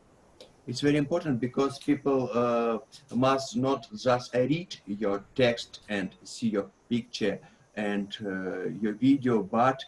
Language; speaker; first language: English; non-native, learner; Russian